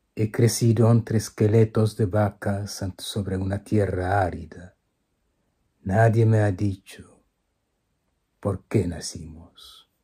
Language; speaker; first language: Spanish; non-native, fluent; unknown